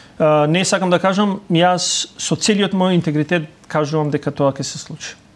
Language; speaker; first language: Macedonian; non-native, local second language; Albanian